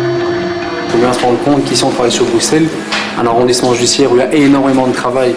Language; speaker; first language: French; native; French